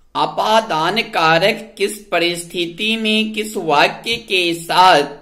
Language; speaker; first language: Hindi; native; Hindi